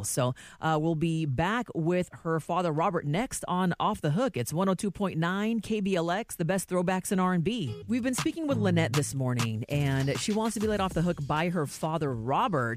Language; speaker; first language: English; native; English